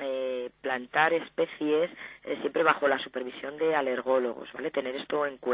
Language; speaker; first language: Spanish; native; Spanish